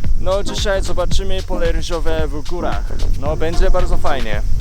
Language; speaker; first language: Polish; non-native, learner; Japanese